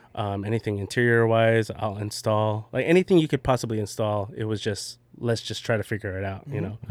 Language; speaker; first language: English; early bilingual, other home language; Filipino